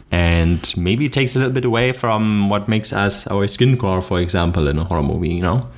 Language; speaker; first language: English; non-native, fluent; German